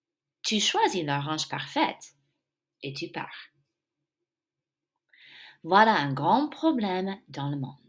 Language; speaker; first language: French; non-native, fluent; English